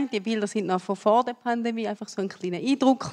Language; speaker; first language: German; native; German